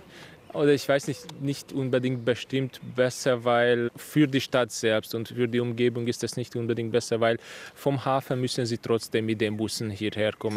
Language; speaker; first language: German; non-native, fluent; Hungarian